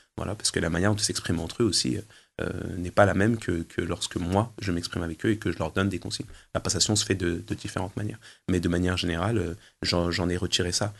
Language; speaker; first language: French; early bilingual, other home language; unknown